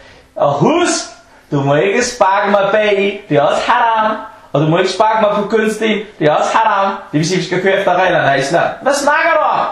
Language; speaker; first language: Danish; early bilingual, other home language; Arabic